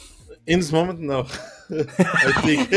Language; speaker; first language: English; non-native, learner; Portuguese